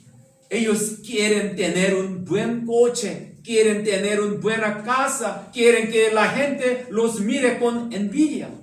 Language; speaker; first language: Spanish; non-native, learner; Korean